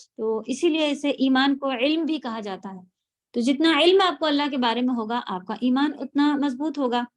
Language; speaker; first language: Urdu; native; Urdu